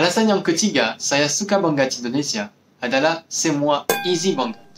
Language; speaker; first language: Indonesian; non-native, learner; French